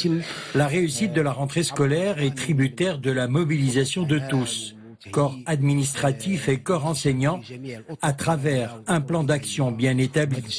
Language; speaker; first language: French; non-native, local second language; Arabic